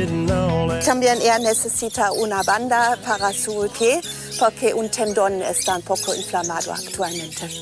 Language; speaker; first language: Spanish; non-native, fluent; German